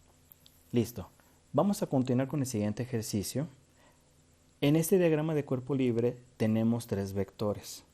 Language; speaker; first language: Spanish; native; Spanish